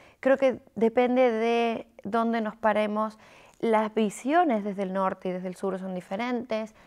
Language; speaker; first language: Spanish; native; Spanish